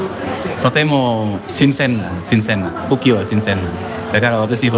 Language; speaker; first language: Japanese; non-native, learner; Indonesian